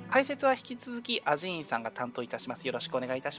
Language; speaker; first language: Japanese; native; Japanese